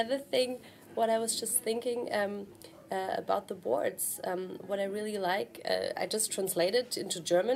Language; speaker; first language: English; non-native, fluent; German